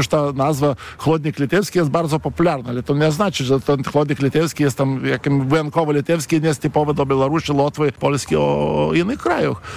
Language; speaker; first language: Polish; non-native, fluent; Lithuanian